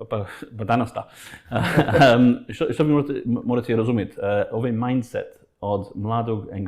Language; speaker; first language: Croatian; non-native, fluent; English